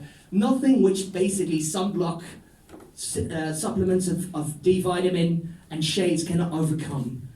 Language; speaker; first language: English; non-native, fluent; Dutch